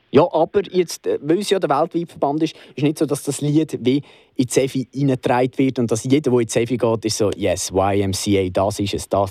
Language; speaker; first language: German; native; German